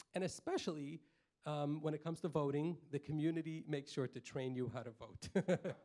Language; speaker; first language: English; native; English